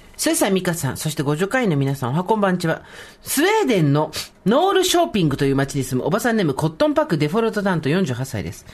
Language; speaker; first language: Japanese; native; Japanese